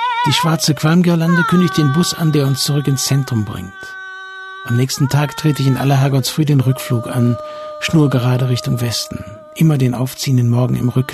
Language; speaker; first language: German; native; German